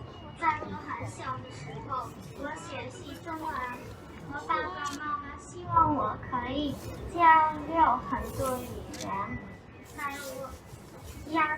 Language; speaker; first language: Chinese; non-native, learner; English